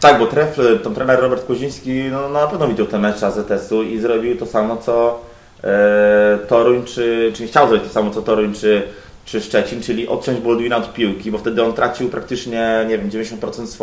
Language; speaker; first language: Polish; native; Polish